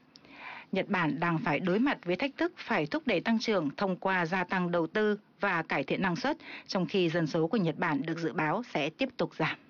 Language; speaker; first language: Vietnamese; native; Vietnamese